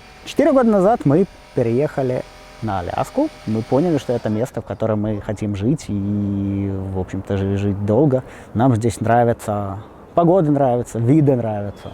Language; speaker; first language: Russian; native; Russian